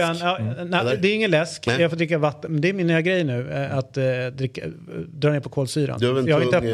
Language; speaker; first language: Swedish; native; Swedish